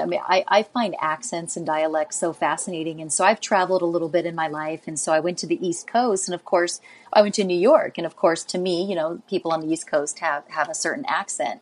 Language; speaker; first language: English; native; English